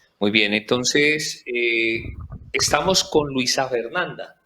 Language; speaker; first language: Spanish; native; Spanish